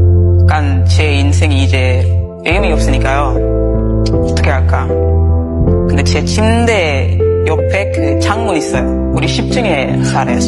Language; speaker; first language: Korean; non-native, fluent; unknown